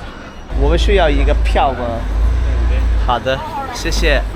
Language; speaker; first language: Chinese; non-native, learner; English